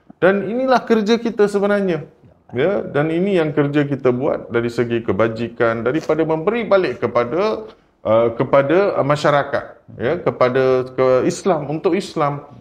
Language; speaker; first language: Malay; native; Malay